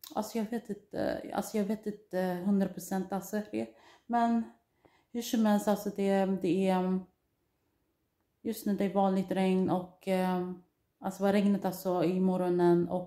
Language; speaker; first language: Swedish; non-native, learner; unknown